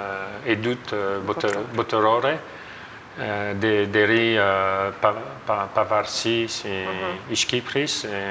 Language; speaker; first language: Albanian; non-native, learner; French